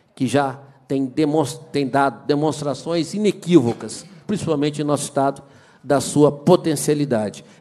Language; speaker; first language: Portuguese; native; Portuguese